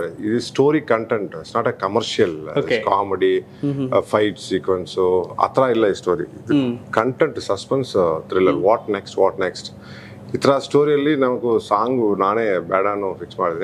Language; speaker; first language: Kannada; non-native, learner; Tamil